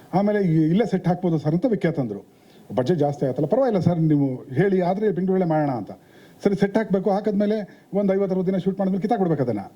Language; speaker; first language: Kannada; native; Kannada